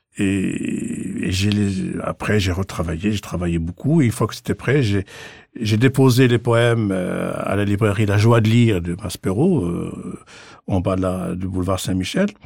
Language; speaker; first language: French; non-native, local second language; Arabic